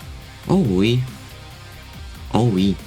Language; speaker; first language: French; non-native, learner; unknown